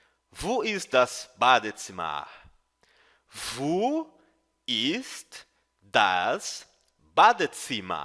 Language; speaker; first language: German; non-native, fluent; Portuguese